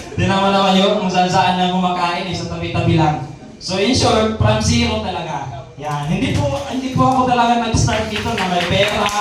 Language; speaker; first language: Filipino; non-native, local second language; Masbatenyo